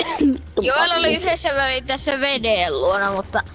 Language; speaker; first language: Finnish; native; Finnish